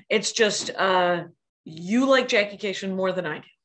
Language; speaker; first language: English; native; English